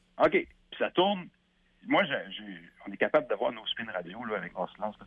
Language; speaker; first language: French; native; French